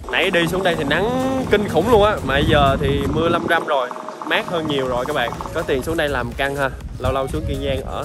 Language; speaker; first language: Vietnamese; native; Vietnamese